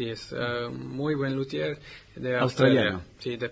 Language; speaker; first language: Spanish; non-native, learner; English